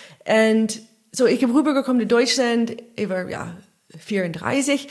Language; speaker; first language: German; non-native, learner; English